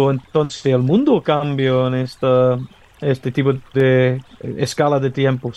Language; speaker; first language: Spanish; non-native, fluent; English